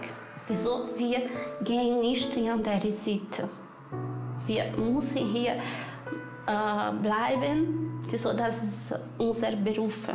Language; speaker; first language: German; non-native, learner; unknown